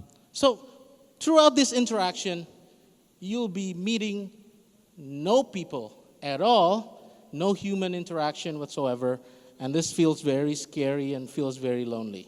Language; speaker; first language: English; non-native, fluent; Indonesian